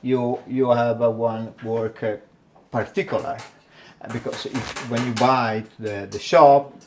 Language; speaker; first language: English; non-native, learner; Italian